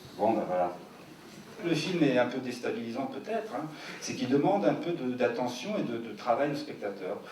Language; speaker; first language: French; early bilingual, other home language; Serbian